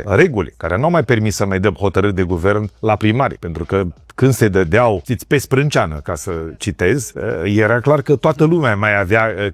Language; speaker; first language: Romanian; native; Romanian